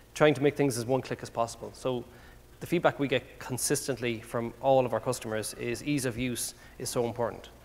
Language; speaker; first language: English; native; English